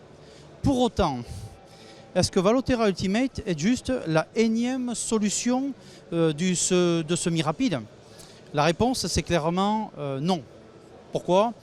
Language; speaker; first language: French; native; French